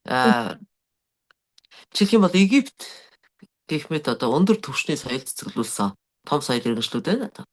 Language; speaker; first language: Mongolian; native; Mongolian